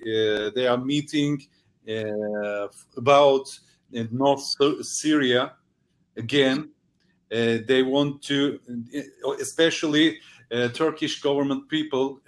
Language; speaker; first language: English; non-native, learner; Turkish